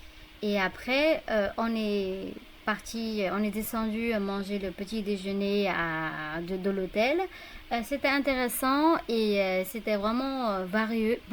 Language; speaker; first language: French; non-native, fluent; Burmese